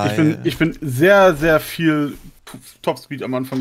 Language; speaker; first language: German; native; German